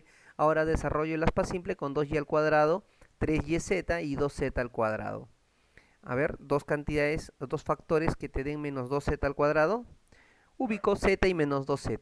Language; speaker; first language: Spanish; native; Spanish